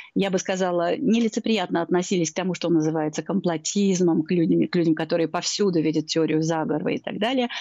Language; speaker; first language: Russian; native; Russian